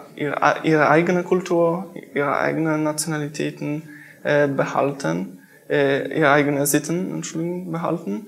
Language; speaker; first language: German; non-native, fluent; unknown